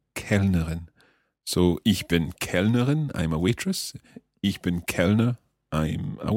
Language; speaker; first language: German; non-native, learner; English